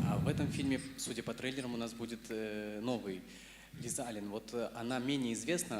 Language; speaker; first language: Russian; native; Russian